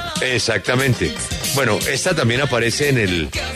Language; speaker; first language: Spanish; native; Spanish